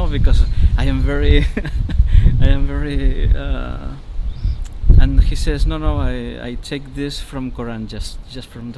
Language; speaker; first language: English; non-native, learner; Spanish